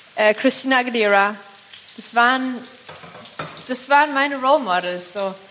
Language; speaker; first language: German; native; German